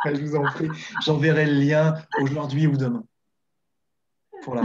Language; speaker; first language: French; native; French